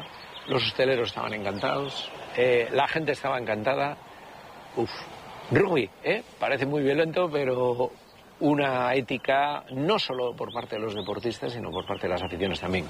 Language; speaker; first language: Spanish; native; Spanish